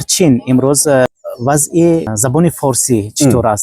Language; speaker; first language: Persian; native; Persian